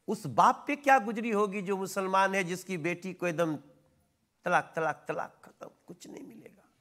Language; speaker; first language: Hindi; native; Hindi